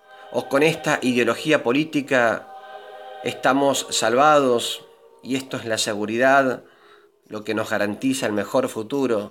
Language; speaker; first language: Spanish; native; Spanish